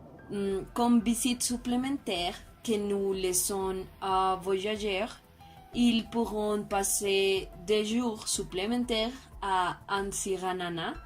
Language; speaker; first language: French; non-native, learner; Spanish